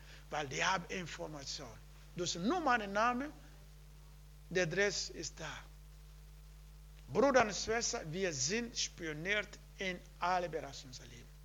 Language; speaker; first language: German; non-native, learner; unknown